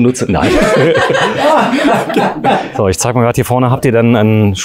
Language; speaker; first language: German; native; German